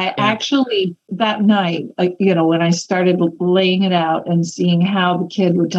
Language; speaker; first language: English; native; English